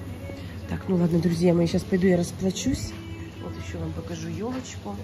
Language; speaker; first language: Russian; native; Russian